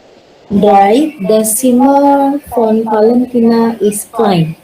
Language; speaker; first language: German; non-native, learner; Indonesian